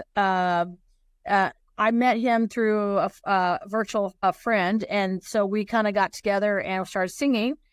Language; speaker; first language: English; native; English